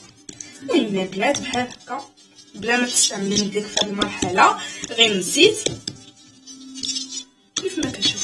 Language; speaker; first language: Arabic; native; Arabic